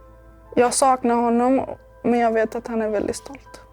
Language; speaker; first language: Swedish; early bilingual, other home language; Serbian